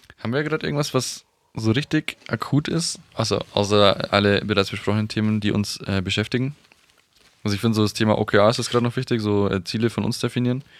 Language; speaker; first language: German; native; German